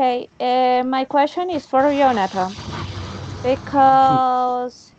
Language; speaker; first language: English; non-native, learner; Spanish